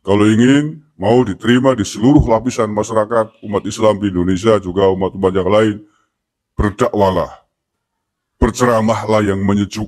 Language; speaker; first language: Indonesian; native; Indonesian